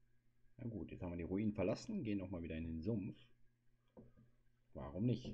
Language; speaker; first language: German; native; German